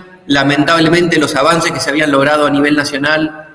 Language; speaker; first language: Spanish; native; Spanish